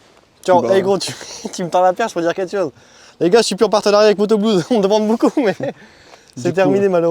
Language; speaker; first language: French; native; French